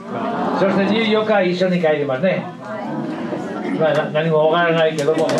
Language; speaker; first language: Japanese; non-native, fluent; Spanish